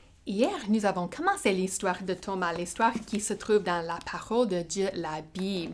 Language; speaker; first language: French; native; French